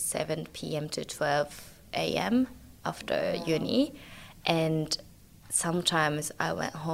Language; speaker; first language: English; non-native, fluent; Japanese